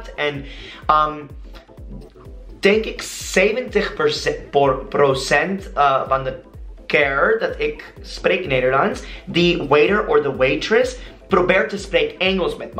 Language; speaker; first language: Dutch; non-native, learner; Spanish